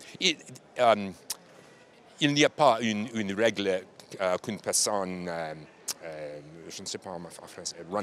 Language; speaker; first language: French; non-native, learner; English